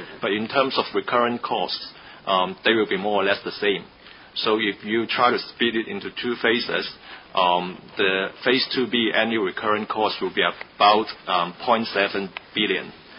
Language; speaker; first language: English; non-native, local second language; Cantonese